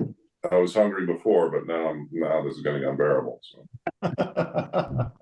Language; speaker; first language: English; native; English